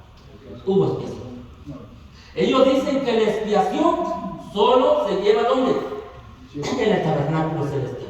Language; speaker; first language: Spanish; native; Spanish